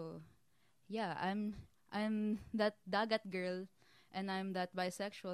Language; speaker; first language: English; non-native, local second language; Filipino